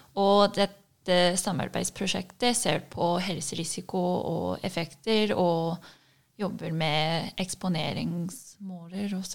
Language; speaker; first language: Norwegian; non-native, fluent; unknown